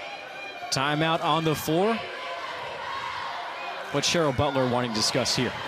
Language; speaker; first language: English; native; English